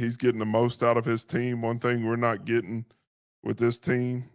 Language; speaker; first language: English; native; English